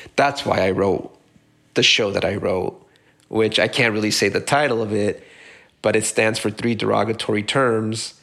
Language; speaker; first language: English; early bilingual, other home language; Spanish